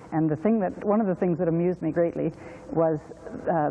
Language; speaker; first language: English; native; English